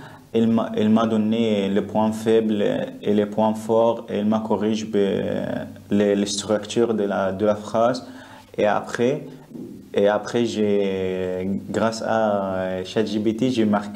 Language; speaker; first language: French; non-native, learner; English